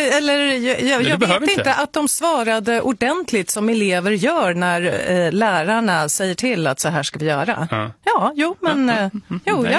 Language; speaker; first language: Swedish; native; Swedish